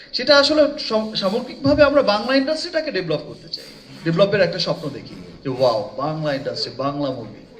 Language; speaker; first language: Bangla; native; Bangla